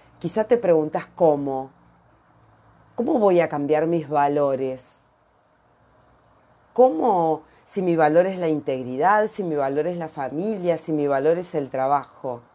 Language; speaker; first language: Spanish; native; Spanish